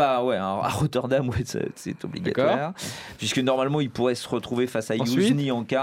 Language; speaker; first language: French; native; French